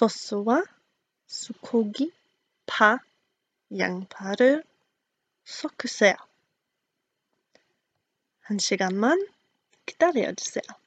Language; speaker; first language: Korean; non-native, learner; English